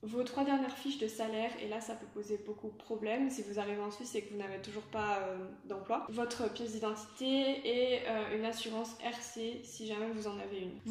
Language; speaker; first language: French; native; French